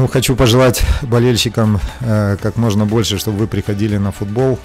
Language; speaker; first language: Russian; native; Russian